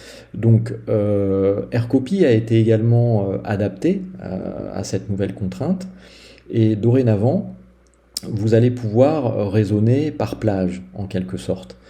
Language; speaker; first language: French; native; French